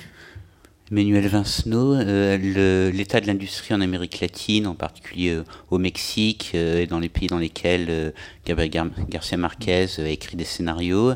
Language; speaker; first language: French; native; French